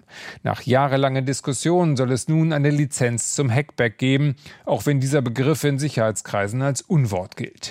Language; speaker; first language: German; native; German